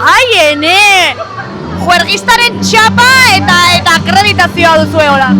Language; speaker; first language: Basque; native; Basque